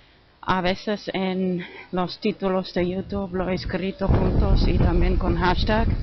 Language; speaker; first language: Spanish; non-native, fluent; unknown